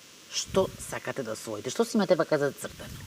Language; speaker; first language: Macedonian; native; Macedonian